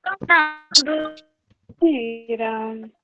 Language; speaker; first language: Persian; non-native, learner; Urdu